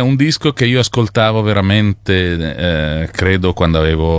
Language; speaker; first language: Italian; native; Italian